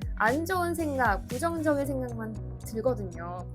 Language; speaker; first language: Korean; native; Korean